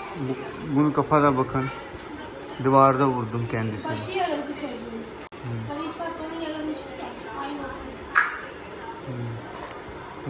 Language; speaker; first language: Turkish; non-native, learner; Urdu